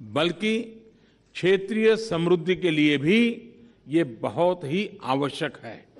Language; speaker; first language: Hindi; native; Hindi